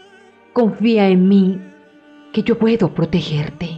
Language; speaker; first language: Spanish; native; Spanish